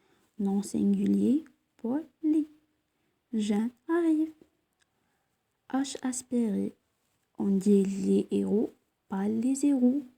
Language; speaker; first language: French; non-native, local second language; Arabic